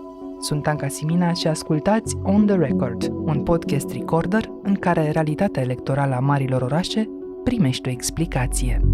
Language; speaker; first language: Romanian; native; Romanian